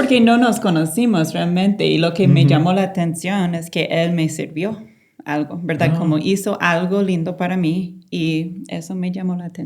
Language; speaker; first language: Spanish; non-native, fluent; English